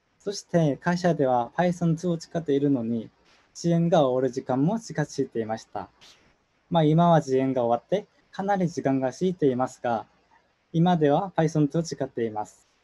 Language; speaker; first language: Japanese; non-native, learner; Korean